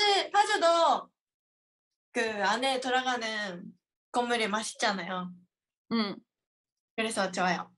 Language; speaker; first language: Korean; non-native, learner; Japanese